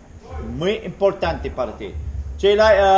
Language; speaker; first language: Spanish; non-native, learner; English